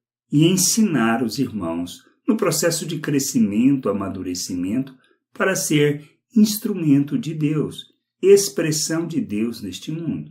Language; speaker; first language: Portuguese; native; Portuguese